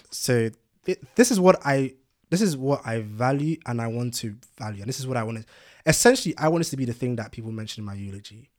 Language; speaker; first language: English; early bilingual, other home language; Yoruba